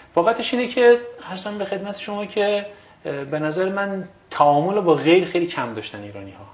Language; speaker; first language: Persian; early bilingual, other home language; Kashmiri